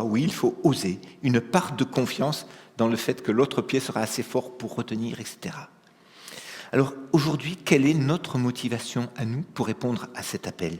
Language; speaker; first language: French; native; French